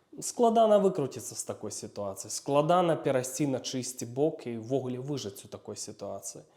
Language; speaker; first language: Belarusian; non-native, local second language; Russian